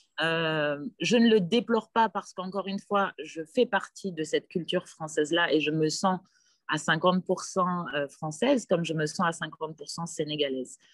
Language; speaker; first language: French; non-native, local second language; Wolof